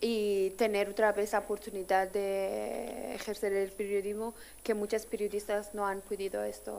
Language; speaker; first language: Spanish; non-native, fluent; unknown